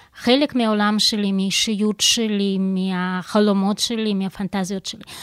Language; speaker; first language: Hebrew; non-native, fluent; Russian